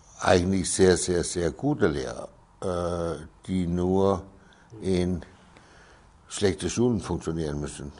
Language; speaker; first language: German; non-native, fluent; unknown